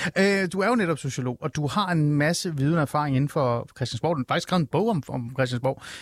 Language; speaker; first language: Danish; early bilingual, other home language; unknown